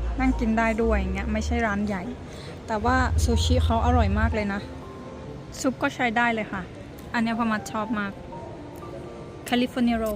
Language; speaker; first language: Thai; native; Thai